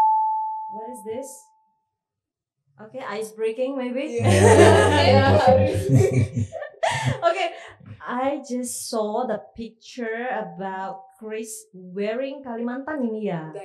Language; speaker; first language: English; non-native, fluent; Indonesian